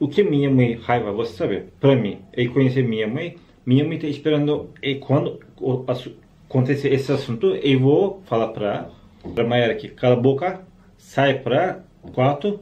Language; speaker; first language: Portuguese; non-native, learner; Turkish